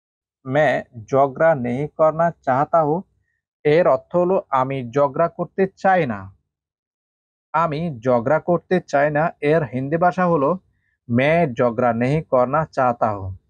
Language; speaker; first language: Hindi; non-native, learner; Bangla